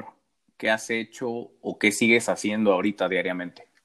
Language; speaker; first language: Spanish; native; Spanish